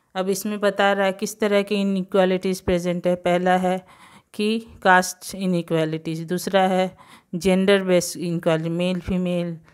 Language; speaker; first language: Hindi; non-native, local second language; Gujarati